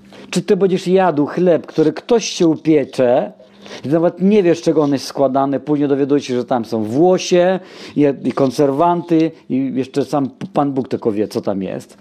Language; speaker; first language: Polish; non-native, fluent; Russian